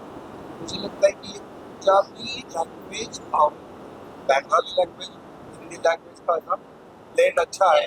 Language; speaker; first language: Hindi; non-native, local second language; Marathi